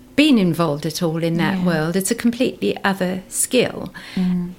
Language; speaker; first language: English; native; English